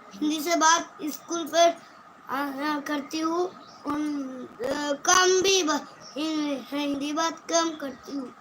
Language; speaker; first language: Hindi; non-native, local second language; Bangla